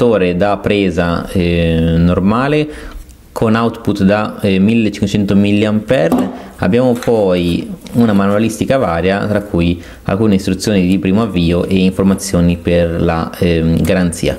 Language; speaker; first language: Italian; native; Italian